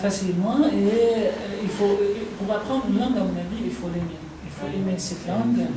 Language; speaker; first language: French; non-native, fluent; Arabic